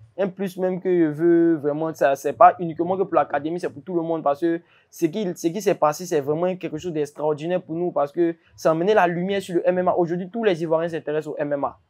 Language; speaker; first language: French; native; French